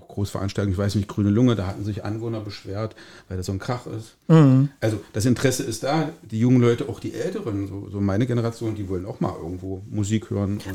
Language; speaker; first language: German; native; German